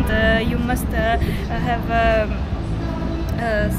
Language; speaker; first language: English; non-native, learner; Armenian